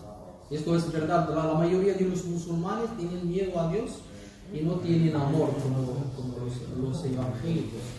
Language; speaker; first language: Spanish; non-native, learner; Arabic